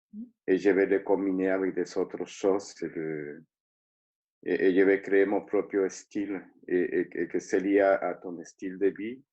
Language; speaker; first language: French; non-native, fluent; Spanish